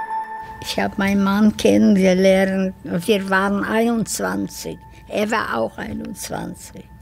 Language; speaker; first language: German; non-native, fluent; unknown